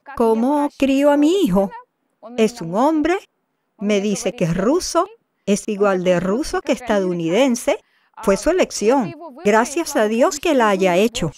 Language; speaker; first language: Spanish; non-native, fluent; Russian